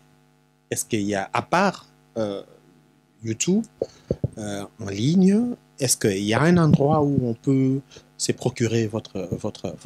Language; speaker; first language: French; non-native, local second language; Lingala